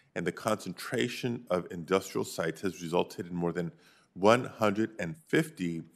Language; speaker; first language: English; native; English